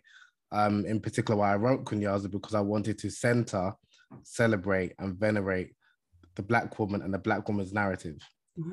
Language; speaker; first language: English; native; English